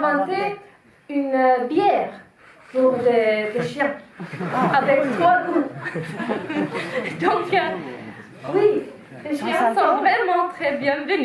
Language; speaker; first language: French; non-native, fluent; Finnish